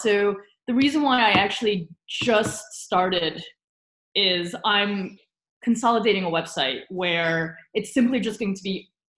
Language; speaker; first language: English; early bilingual, other home language; Romanian